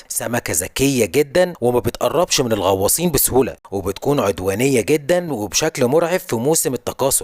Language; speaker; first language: Arabic; native; Arabic